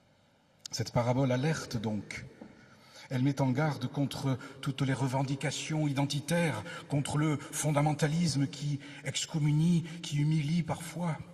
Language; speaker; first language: French; native; French